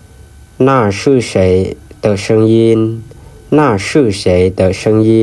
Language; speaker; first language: Chinese; non-native, fluent; Lao